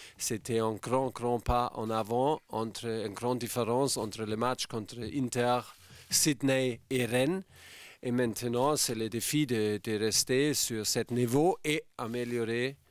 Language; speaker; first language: French; non-native, fluent; German